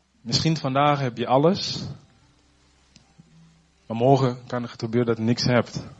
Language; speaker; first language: Dutch; non-native, fluent; Rundi